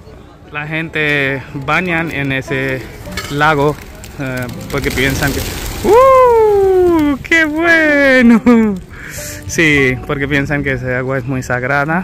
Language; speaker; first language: Spanish; non-native, learner; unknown